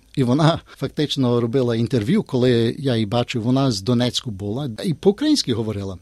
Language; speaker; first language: Ukrainian; early bilingual, heritage; Ukrainian